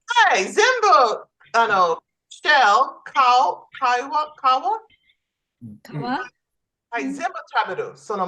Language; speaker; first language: Japanese; non-native, learner; English